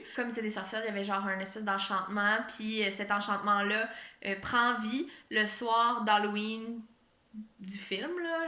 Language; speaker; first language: French; native; French